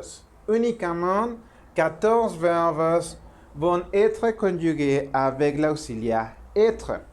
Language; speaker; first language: French; non-native, learner; Spanish